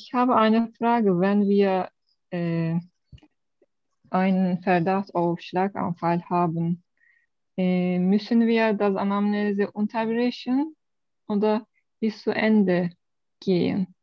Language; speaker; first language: German; non-native, learner; Turkish